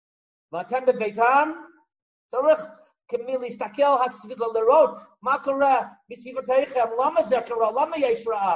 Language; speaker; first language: Hebrew; non-native, fluent; English